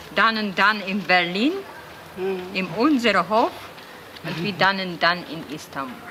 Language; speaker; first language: German; non-native, fluent; Turkish